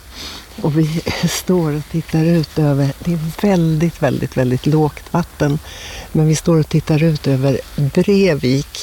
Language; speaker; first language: Swedish; native; Swedish